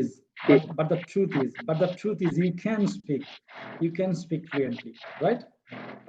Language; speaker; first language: English; non-native, fluent; Bangla